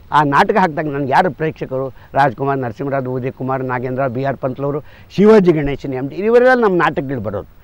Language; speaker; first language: Kannada; native; Kannada